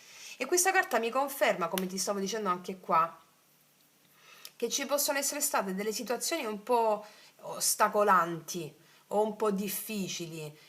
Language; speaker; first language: Italian; native; Italian